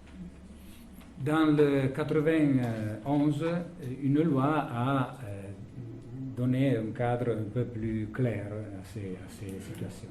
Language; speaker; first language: French; non-native, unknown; Italian